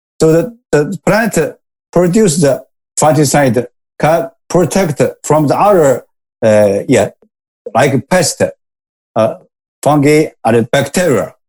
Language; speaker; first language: English; non-native, learner; Japanese